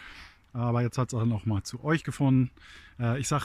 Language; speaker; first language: German; native; German